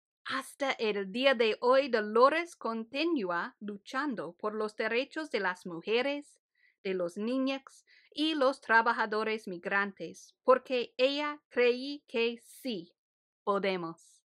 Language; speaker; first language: Spanish; early bilingual, heritage; Spanish